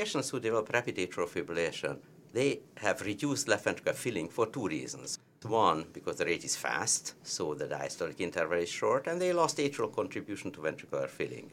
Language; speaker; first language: English; non-native, fluent; Hungarian